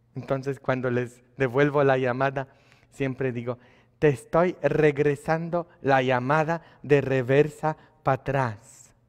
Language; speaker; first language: Spanish; non-native, fluent; Polish